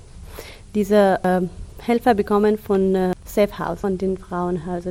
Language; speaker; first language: German; non-native, learner; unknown